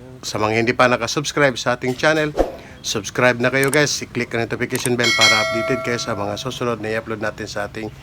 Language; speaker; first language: Filipino; non-native, local second language; Cebuano